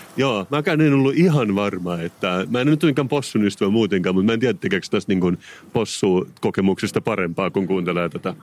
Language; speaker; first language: Finnish; native; Finnish